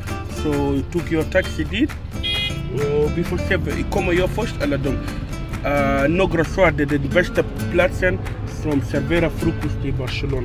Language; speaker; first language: Swedish; non-native, fluent; Arabic